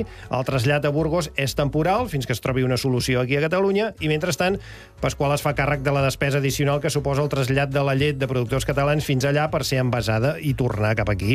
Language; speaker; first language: Catalan; native; Catalan